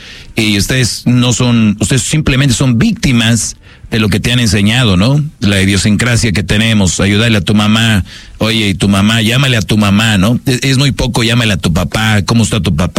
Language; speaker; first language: Spanish; native; Spanish